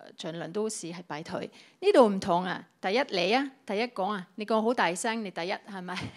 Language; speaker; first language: Cantonese; non-native, fluent; French